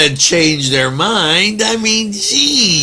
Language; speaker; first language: English; native; English